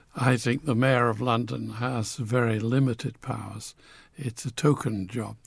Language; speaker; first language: English; native; English